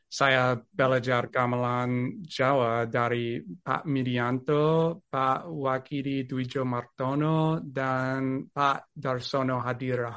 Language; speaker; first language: Indonesian; non-native, fluent; English